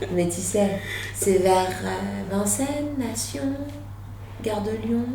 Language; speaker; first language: French; native; French